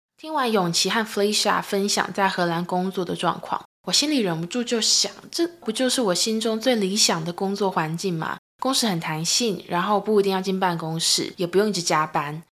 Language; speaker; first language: Chinese; native; Chinese